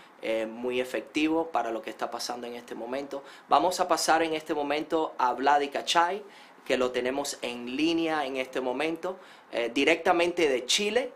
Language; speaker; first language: Spanish; early bilingual, heritage; Spanish